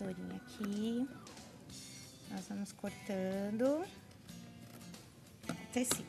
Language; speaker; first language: Portuguese; native; Portuguese